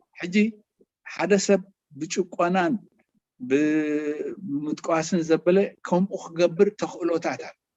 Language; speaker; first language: Tigrinya; native; Tigrinya